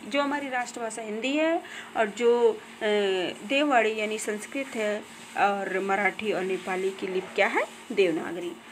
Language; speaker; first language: Hindi; native; Hindi